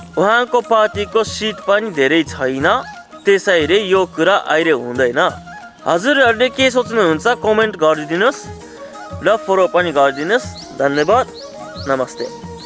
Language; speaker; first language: Nepali; non-native, fluent; Japanese